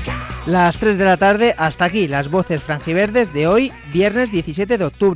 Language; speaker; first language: Spanish; native; Spanish